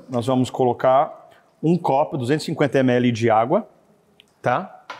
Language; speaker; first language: Portuguese; non-native, fluent; French